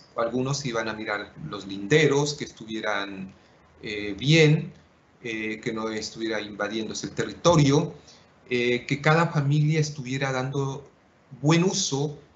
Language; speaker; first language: Spanish; non-native, local second language; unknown